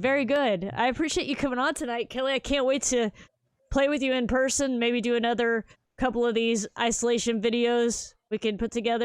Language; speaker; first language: English; native; English